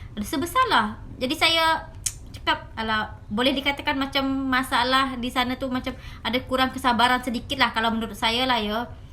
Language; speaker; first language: Malay; early bilingual, other home language; Indonesian